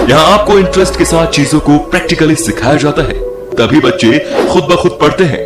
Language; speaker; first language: Hindi; native; Hindi